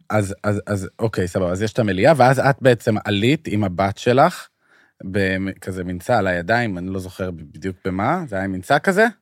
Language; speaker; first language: Hebrew; native; Hebrew